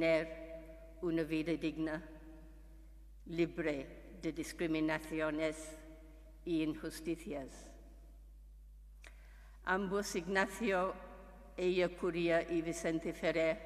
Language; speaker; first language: Spanish; non-native, fluent; English